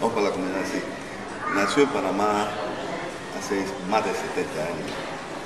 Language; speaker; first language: Spanish; non-native, local second language; English